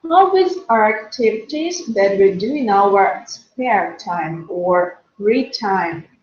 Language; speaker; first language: English; non-native, fluent; Russian